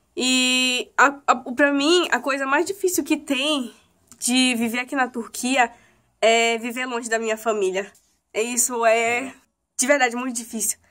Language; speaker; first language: Portuguese; native; Portuguese